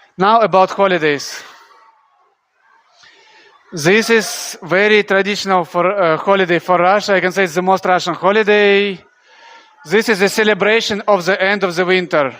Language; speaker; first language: English; non-native, fluent; Russian